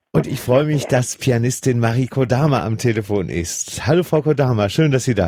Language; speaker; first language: German; native; German